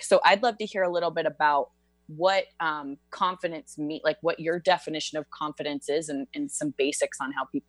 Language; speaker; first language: English; native; English